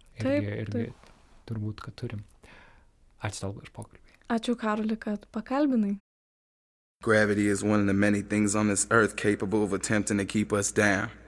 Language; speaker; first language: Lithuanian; native; Lithuanian